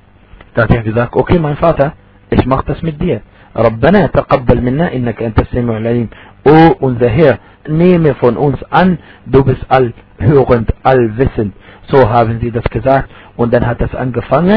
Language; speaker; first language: German; non-native, fluent; Arabic